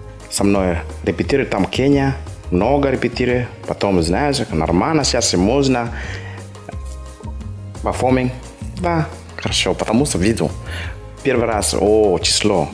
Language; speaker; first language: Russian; non-native, learner; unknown